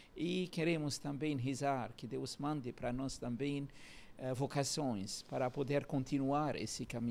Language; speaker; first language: Portuguese; non-native, learner; Arabic